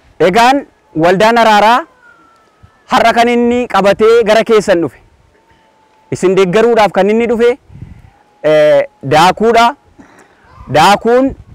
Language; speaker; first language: Oromo; native; Oromo